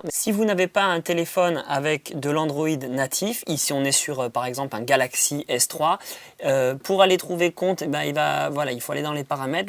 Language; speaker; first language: French; native; French